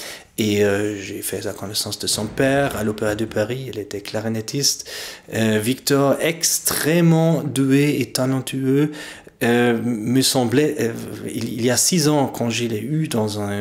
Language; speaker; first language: French; non-native, fluent; German